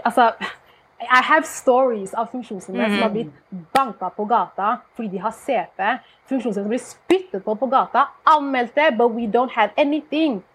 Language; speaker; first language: Norwegian; early bilingual, heritage; Norwegian